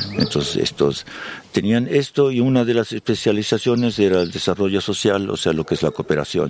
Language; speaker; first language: Spanish; early bilingual, other home language; German